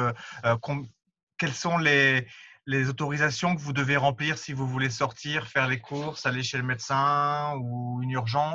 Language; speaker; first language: French; native; French